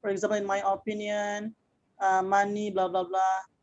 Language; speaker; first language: English; non-native, learner; Indonesian